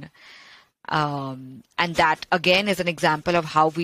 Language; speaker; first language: English; non-native, local second language; Bangla